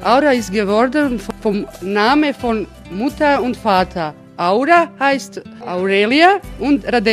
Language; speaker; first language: German; non-native, learner; Croatian